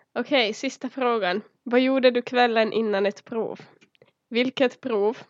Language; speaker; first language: Swedish; early bilingual, other home language; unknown